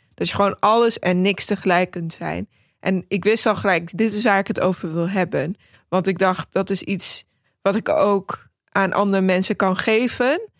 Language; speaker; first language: Dutch; early bilingual, other home language; Persian